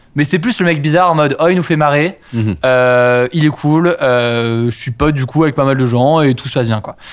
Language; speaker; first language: French; native; French